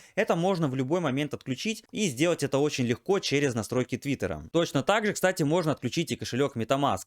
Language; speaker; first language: Russian; native; Russian